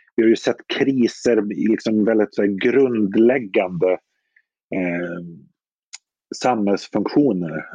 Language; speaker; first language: Swedish; native; Swedish